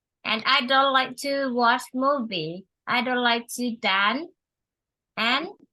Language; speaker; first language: English; non-native, fluent; Thai